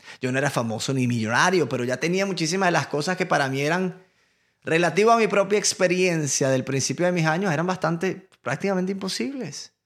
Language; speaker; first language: Spanish; native; Spanish